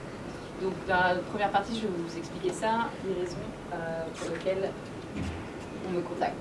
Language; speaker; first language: French; native; French